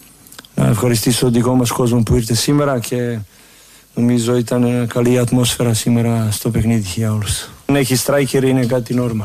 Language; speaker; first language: Greek; non-native, learner; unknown